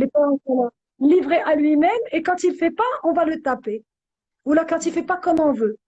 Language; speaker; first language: French; non-native, local second language; Arabic